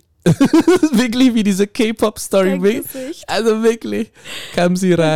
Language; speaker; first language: German; non-native, fluent; Indonesian